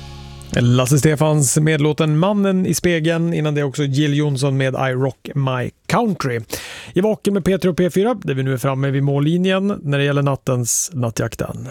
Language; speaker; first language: Swedish; native; Swedish